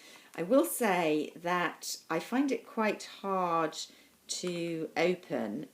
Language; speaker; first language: English; native; English